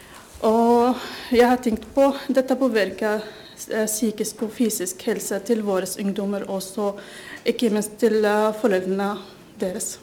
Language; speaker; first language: Norwegian; non-native, fluent; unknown